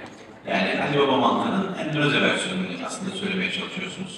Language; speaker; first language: Turkish; native; Turkish